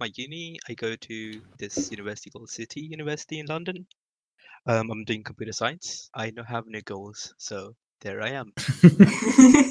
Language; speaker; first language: English; non-native, local second language; Urdu